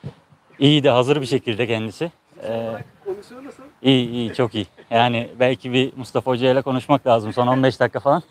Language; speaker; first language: Turkish; native; Turkish